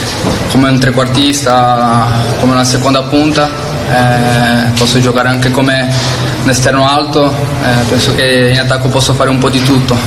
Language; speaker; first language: Italian; non-native, fluent; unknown